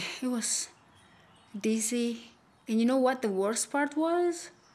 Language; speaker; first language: English; non-native, fluent; Indonesian